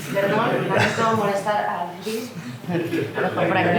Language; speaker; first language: Spanish; native; Spanish